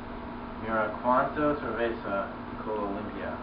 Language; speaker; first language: Spanish; non-native, learner; English